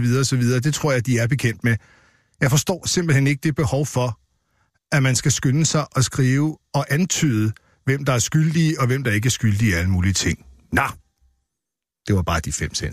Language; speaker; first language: Danish; native; Danish